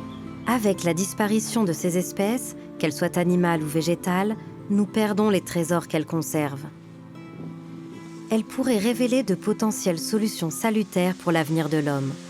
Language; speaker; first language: French; native; French